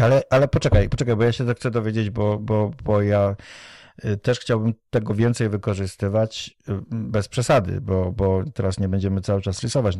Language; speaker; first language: Polish; native; Polish